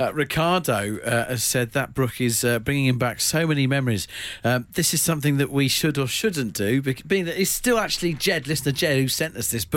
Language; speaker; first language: English; native; English